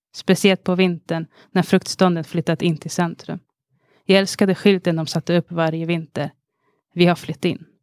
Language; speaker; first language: Swedish; early bilingual, other home language; Arabic